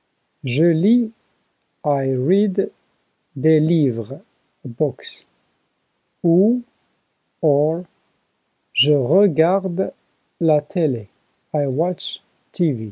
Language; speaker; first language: French; non-native, learner; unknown